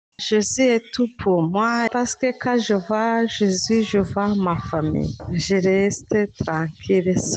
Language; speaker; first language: French; non-native, local second language; Swahili